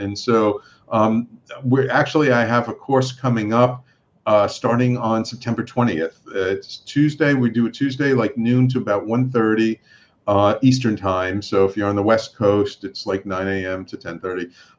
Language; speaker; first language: English; native; English